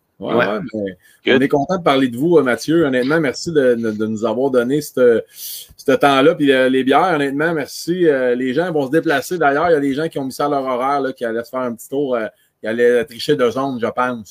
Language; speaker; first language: French; native; French